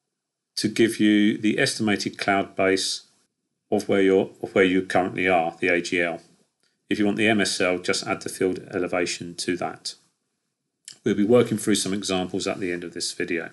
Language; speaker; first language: English; native; English